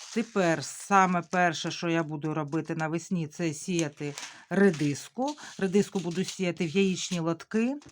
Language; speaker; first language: Ukrainian; native; Ukrainian